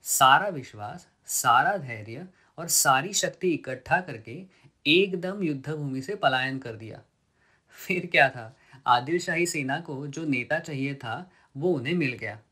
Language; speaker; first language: Hindi; non-native, local second language; Marathi